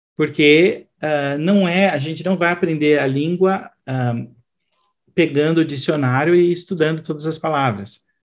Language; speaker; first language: Portuguese; native; Portuguese